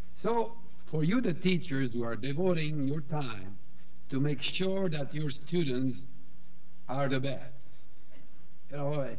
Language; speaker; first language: English; non-native, fluent; French